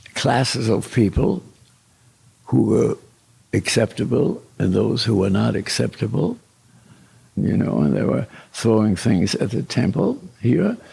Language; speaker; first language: English; early bilingual, other home language; German